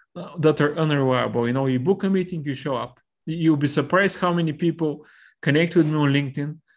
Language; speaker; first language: English; non-native, fluent; Bulgarian